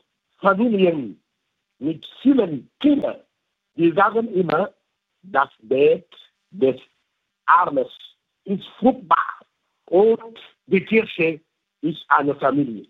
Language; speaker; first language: German; non-native, fluent; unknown